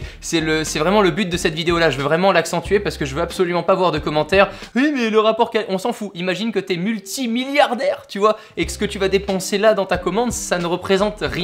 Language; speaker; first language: French; native; French